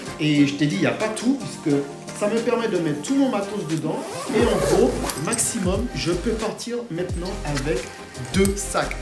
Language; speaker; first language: French; non-native, fluent; English